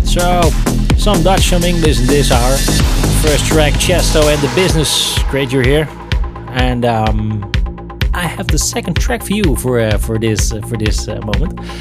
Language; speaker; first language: English; non-native, fluent; Dutch